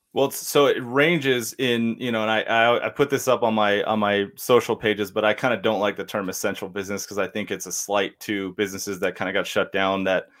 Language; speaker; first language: English; native; English